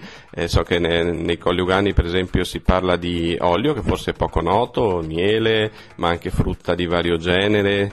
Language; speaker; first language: Italian; native; Italian